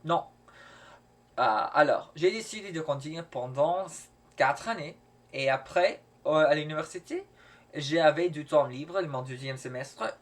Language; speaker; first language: French; non-native, learner; English